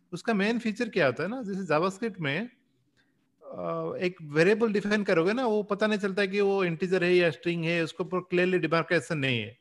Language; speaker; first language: Hindi; non-native, local second language; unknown